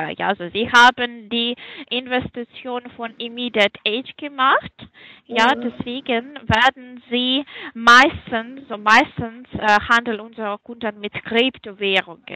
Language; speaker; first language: German; non-native, fluent; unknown